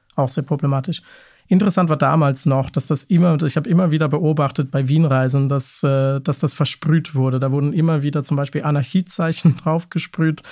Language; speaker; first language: German; native; German